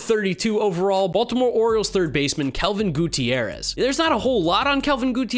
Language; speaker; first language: English; native; English